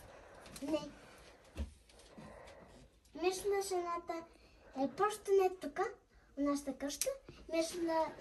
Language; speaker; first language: Bulgarian; early bilingual, heritage; Bulgarian